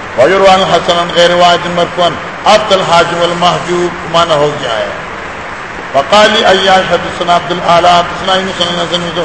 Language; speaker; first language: Urdu; non-native, local second language; Pashto